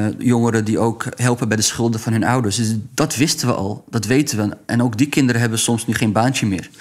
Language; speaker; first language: Dutch; early bilingual, other home language; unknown